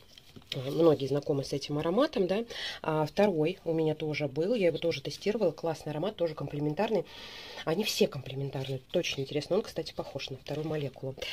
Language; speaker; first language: Russian; native; Russian